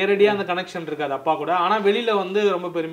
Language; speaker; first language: Tamil; native; Tamil